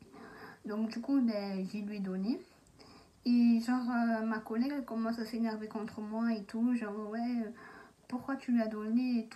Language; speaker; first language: French; native; French